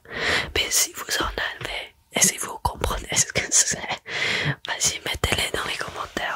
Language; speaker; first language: French; early bilingual, heritage; French